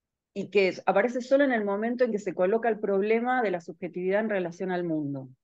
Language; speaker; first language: Spanish; native; Spanish